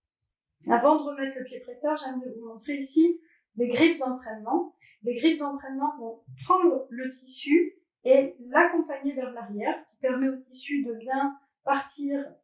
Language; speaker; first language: French; native; French